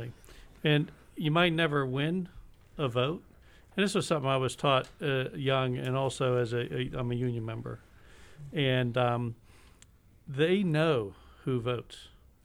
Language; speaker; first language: English; native; English